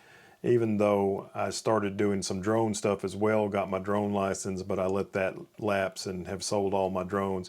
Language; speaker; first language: English; native; English